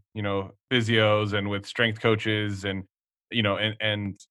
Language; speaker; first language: English; non-native, fluent; Swedish